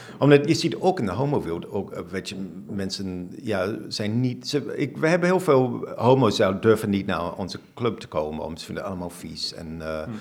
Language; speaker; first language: Dutch; non-native, fluent; English